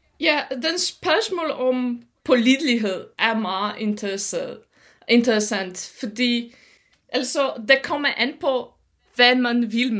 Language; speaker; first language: Danish; non-native, fluent; Polish